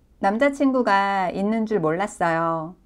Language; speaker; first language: Korean; non-native, fluent; Chinese